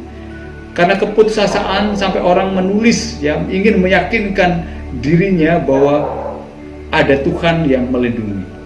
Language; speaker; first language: Indonesian; native; Indonesian